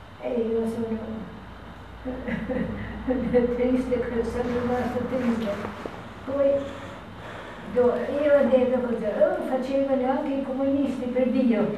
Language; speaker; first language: Italian; non-native, learner; Albanian